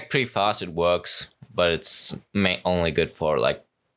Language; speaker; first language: English; non-native, fluent; German